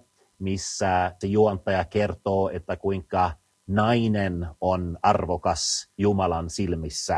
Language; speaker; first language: Finnish; early bilingual, heritage; Finnish